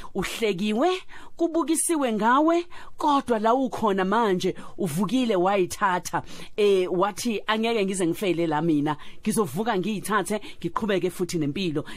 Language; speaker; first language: Zulu; native; Zulu